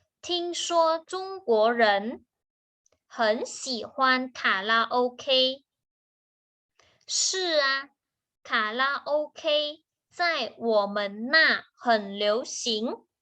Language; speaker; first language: Chinese; non-native, fluent; Thai